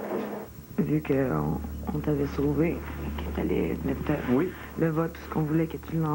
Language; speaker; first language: French; native; French